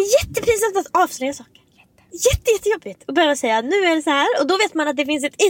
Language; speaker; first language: Swedish; native; Swedish